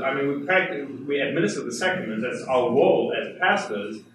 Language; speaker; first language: English; non-native, fluent; German